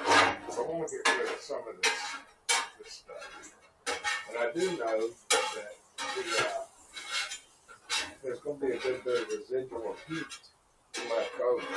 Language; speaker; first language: English; native; English